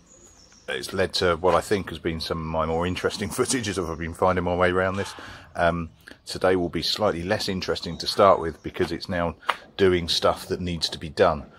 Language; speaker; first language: English; native; English